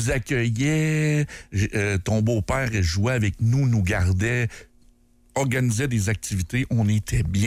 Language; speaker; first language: French; native; French